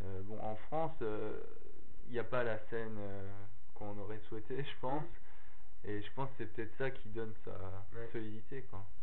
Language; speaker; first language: French; native; French